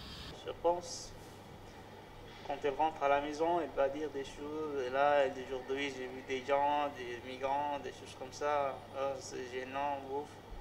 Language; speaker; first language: French; non-native, learner; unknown